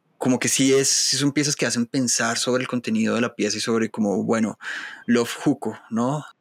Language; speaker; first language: Spanish; native; Spanish